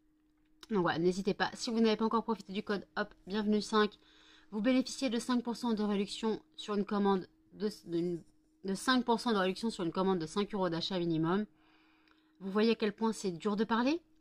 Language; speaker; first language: French; native; French